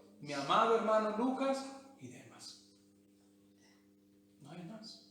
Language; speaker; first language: Spanish; native; Spanish